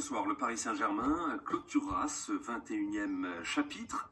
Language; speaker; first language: French; native; French